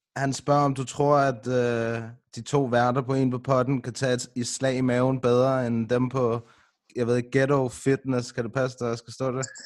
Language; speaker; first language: Danish; native; Danish